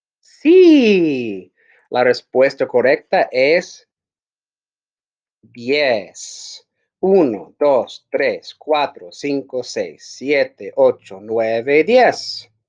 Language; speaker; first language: Spanish; non-native, fluent; English